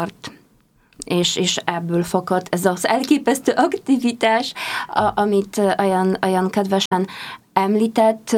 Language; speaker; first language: Hungarian; non-native, fluent; Polish